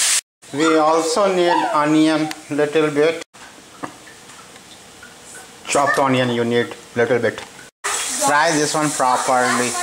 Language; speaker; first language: English; non-native, learner; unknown